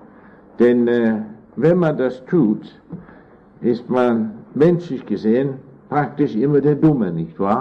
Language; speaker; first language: German; non-native, fluent; English